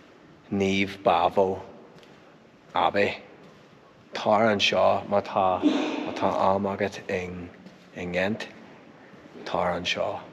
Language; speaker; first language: Irish; non-native, local second language; English